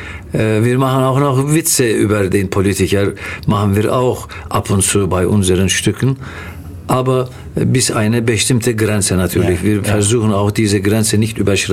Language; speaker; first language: German; non-native, fluent; Turkish